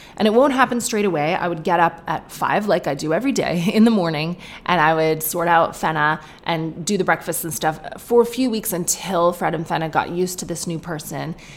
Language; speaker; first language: English; native; English